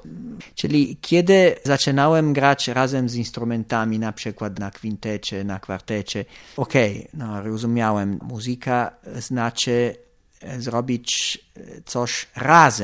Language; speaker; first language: Polish; non-native, fluent; Italian